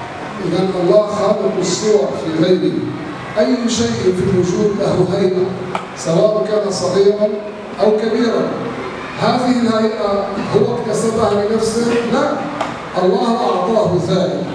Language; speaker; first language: Arabic; native; Arabic